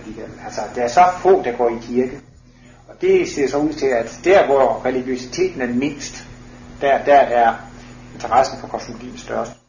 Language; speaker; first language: Danish; native; Danish